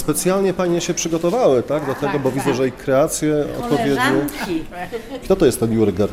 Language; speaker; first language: Polish; native; Polish